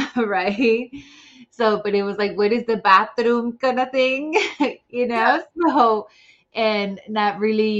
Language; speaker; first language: English; non-native, fluent; Spanish